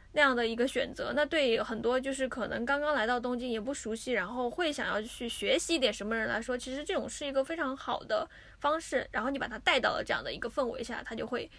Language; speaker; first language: Chinese; native; Chinese